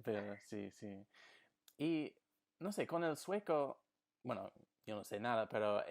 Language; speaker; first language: Spanish; non-native, fluent; English